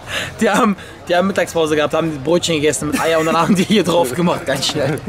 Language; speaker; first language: German; native; German